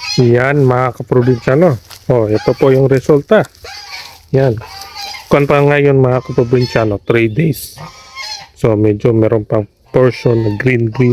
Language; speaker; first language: Filipino; non-native, local second language; Cebuano